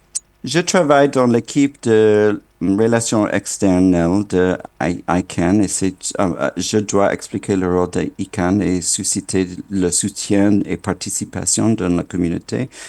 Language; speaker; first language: French; non-native, fluent; English